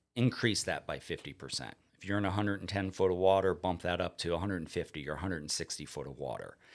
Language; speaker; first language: English; native; English